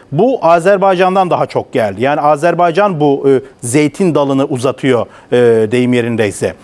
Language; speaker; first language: Turkish; native; Turkish